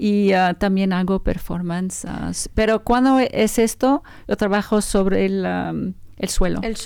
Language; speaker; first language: Spanish; non-native, learner; French